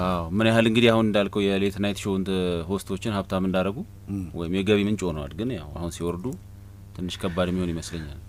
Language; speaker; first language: Amharic; native; Amharic